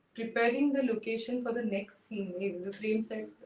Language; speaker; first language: English; non-native, local second language; Gujarati